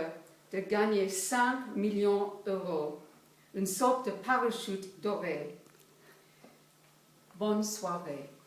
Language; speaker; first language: French; non-native, fluent; English